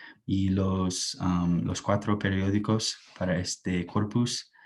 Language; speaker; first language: Spanish; non-native, fluent; English